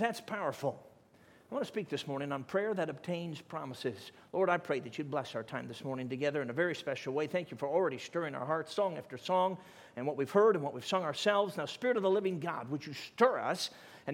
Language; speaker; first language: English; native; English